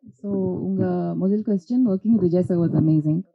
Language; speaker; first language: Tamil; non-native, learner; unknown